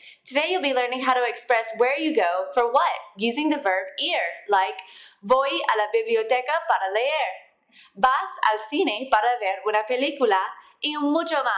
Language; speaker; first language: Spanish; non-native, fluent; English